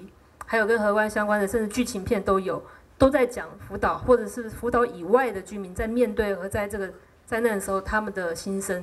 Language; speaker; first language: Chinese; native; Chinese